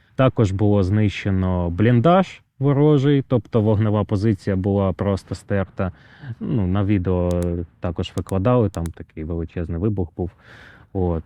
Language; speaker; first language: Ukrainian; native; Ukrainian